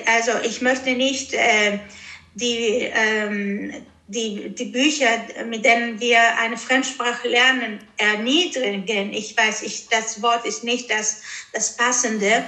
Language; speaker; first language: German; early bilingual, heritage; Greek